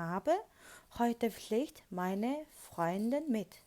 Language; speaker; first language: German; non-native, fluent; Mongolian